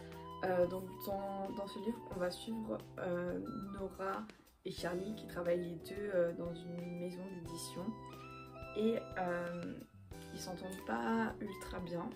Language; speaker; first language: French; native; French